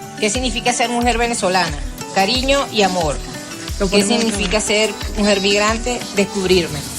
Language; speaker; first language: Spanish; native; Spanish